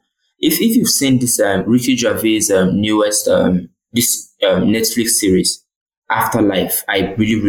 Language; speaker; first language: English; non-native, local second language; Yoruba